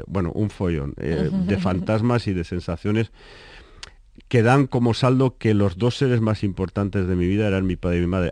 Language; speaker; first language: Spanish; native; Spanish